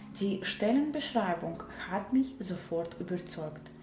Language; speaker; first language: German; non-native, fluent; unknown